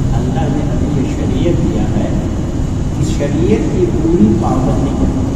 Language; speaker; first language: Urdu; non-native, local second language; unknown